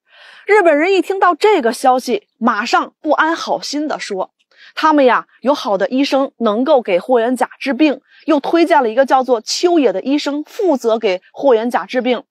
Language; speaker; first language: Chinese; native; Chinese